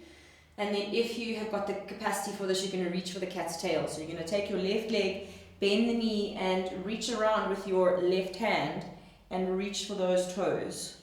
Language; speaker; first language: English; native; English